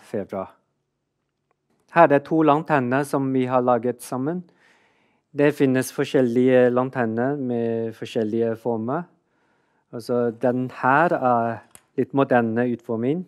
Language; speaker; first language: Norwegian; non-native, fluent; Chinese